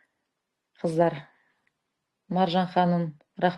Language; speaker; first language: Kazakh; native; Kazakh